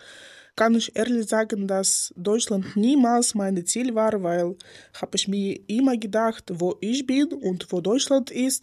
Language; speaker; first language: German; non-native, learner; Ukrainian